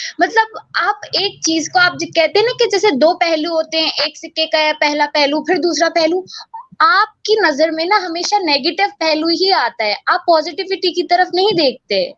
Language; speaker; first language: Urdu; native; Urdu